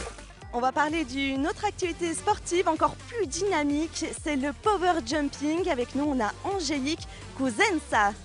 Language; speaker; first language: French; native; French